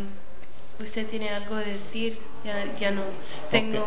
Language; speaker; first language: Spanish; early bilingual, other home language; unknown